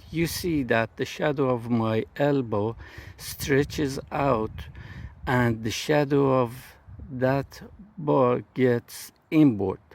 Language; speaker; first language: English; non-native, fluent; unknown